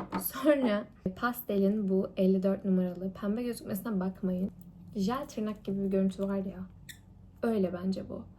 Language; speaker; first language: Turkish; early bilingual, heritage; Turkish